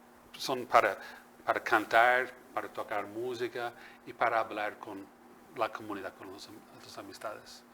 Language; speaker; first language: Spanish; non-native, fluent; English